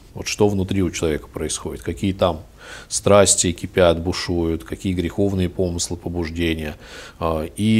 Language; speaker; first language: Russian; native; Russian